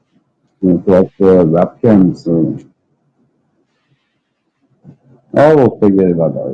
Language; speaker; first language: English; non-native, learner; Dutch